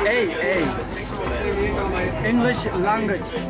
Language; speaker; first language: English; non-native, learner; Turkish